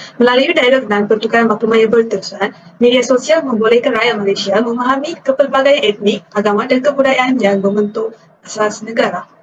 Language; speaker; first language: Malay; non-native, local second language; Tamil